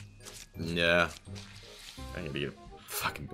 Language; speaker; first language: English; native; English